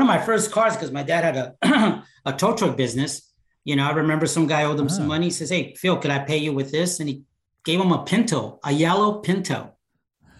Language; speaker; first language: English; native; English